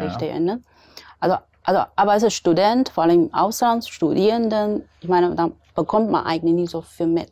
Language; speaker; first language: German; non-native, fluent; Chinese